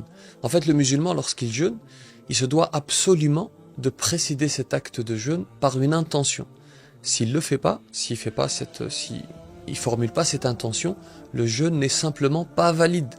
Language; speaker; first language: French; native; French